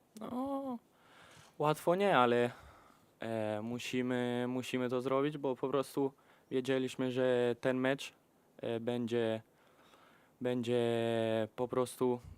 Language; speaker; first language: Polish; early bilingual, heritage; Polish